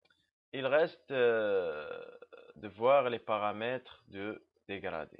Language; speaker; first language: French; non-native, local second language; Arabic